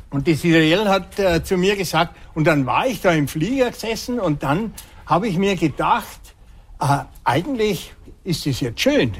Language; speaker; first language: German; native; German